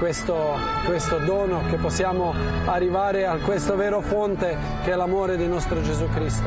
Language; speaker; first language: Italian; non-native, fluent; Croatian